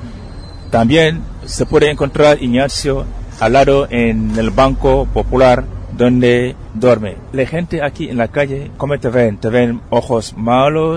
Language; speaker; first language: Spanish; non-native, fluent; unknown